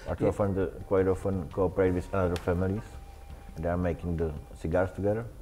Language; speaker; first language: English; non-native, fluent; Czech